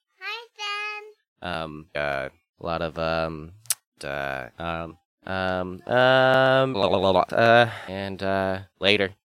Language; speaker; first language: English; native; English